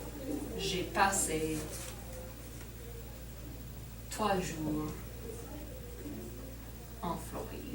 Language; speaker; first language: French; non-native, learner; English